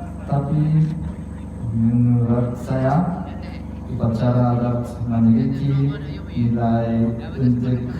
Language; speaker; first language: Indonesian; non-native, learner; Japanese